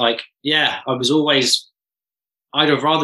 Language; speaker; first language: English; native; English